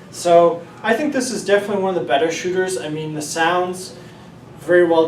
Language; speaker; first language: English; native; English